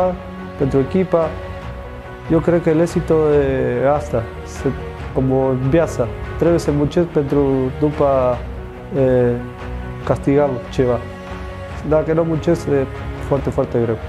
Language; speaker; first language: Romanian; non-native, learner; Spanish